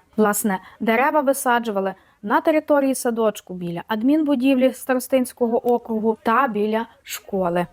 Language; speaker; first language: Ukrainian; native; Ukrainian